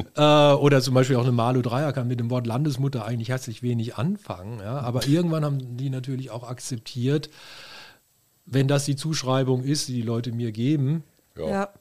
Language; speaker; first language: German; native; German